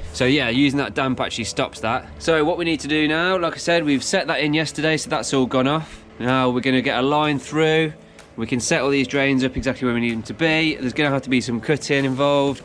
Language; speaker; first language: English; native; English